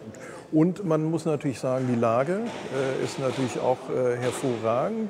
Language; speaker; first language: German; native; German